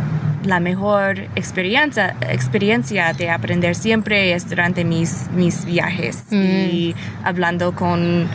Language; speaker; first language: Spanish; early bilingual, heritage; English